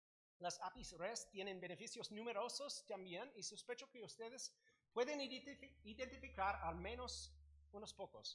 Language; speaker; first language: Spanish; non-native, learner; English